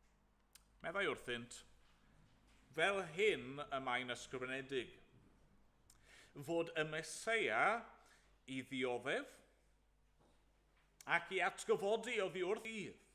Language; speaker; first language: Welsh; native; Welsh